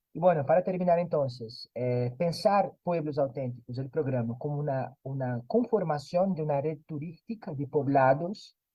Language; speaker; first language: Spanish; non-native, fluent; Portuguese